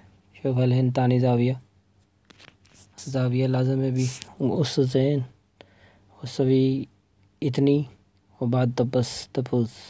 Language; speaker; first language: Arabic; non-native, learner; Urdu